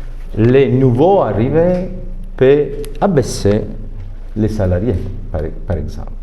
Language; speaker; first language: French; non-native, fluent; Italian